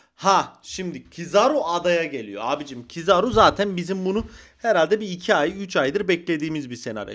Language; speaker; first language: Turkish; early bilingual, heritage; Turkish